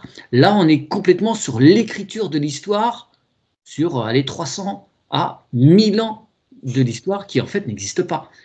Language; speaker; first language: French; native; French